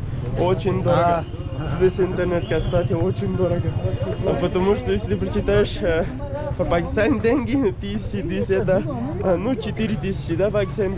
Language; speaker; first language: Russian; non-native, learner; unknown